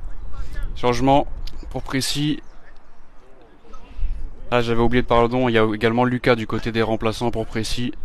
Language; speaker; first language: French; native; French